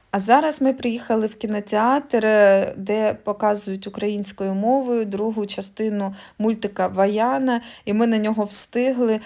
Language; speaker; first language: Ukrainian; native; Ukrainian